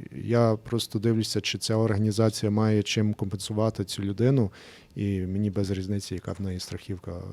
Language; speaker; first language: Ukrainian; early bilingual, heritage; English